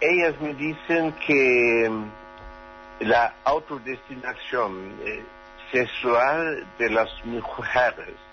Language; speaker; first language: Spanish; non-native, learner; German